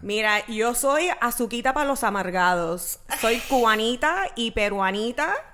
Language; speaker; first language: Spanish; early bilingual, heritage; Spanish